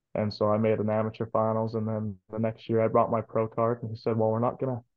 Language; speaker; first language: English; native; English